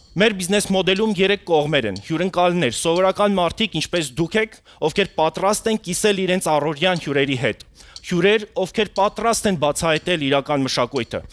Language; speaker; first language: Armenian; native; Armenian